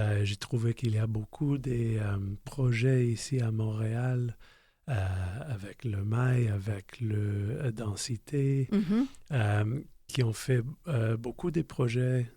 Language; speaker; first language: French; non-native, local second language; English